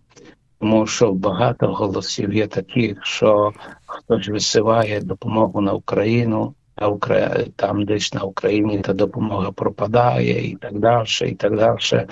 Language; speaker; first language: Ukrainian; early bilingual, heritage; Ukrainian